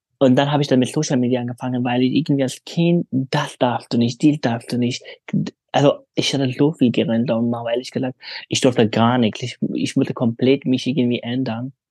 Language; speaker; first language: German; non-native, fluent; Pashto